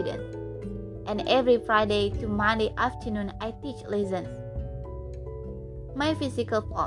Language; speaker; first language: English; non-native, learner; Indonesian